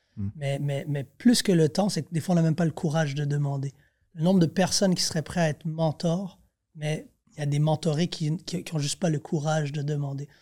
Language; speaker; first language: French; native; French